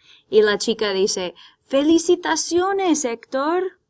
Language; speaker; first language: Spanish; non-native, fluent; English